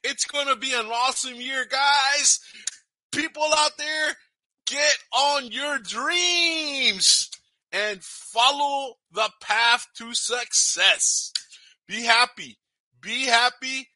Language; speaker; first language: English; early bilingual, other home language; Spanish